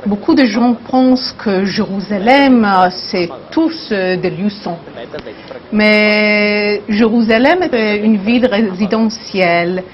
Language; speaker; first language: French; non-native, learner; Hebrew